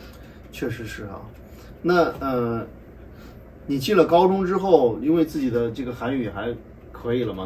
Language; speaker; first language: Chinese; native; Chinese